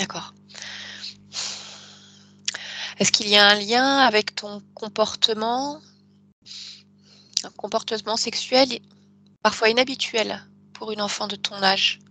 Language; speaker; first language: French; native; French